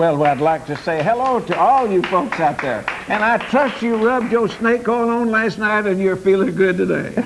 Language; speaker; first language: English; native; English